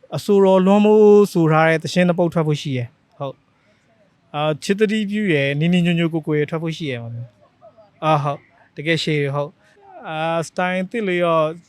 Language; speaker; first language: Burmese; native; Burmese